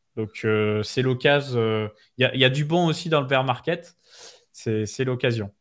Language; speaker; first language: French; native; French